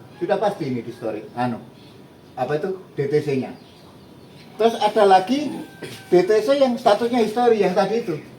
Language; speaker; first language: Indonesian; native; Indonesian